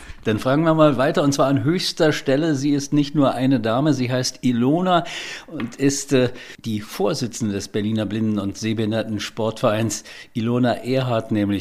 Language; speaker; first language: German; native; German